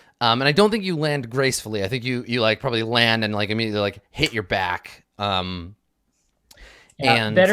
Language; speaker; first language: English; native; English